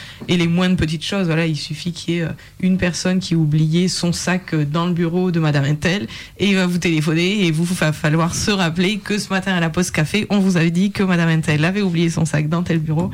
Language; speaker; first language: French; native; French